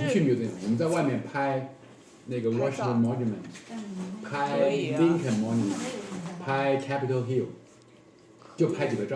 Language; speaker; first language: Chinese; native; Chinese